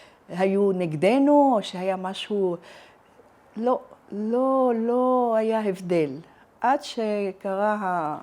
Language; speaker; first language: Hebrew; non-native, fluent; Arabic